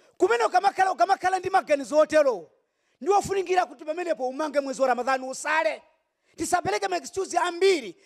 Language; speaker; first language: Nyanja; non-native, local second language; Yao